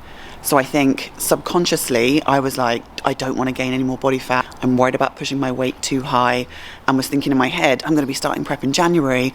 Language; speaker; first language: English; native; English